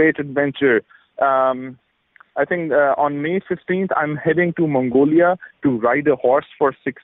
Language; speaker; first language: English; non-native, local second language; Urdu